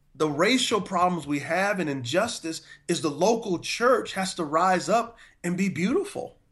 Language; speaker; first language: English; native; English